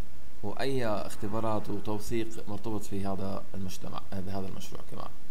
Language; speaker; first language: Arabic; native; Arabic